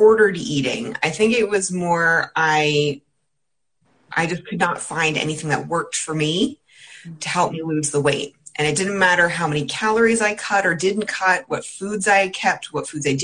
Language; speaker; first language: English; native; English